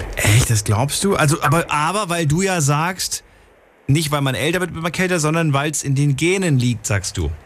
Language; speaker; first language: German; native; German